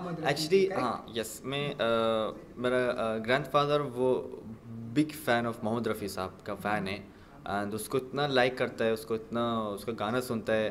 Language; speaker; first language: Hindi; non-native, fluent; Arabic